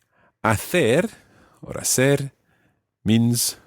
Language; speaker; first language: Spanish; non-native, fluent; English